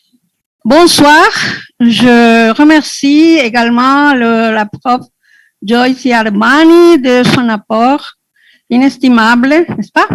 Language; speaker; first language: French; non-native, fluent; Spanish